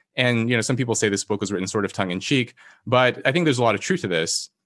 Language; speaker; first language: English; native; English